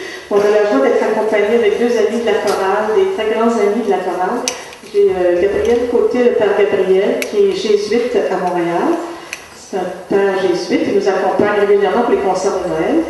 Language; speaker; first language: French; native; French